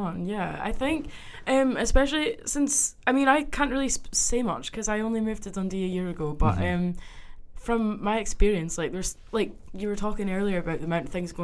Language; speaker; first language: English; native; English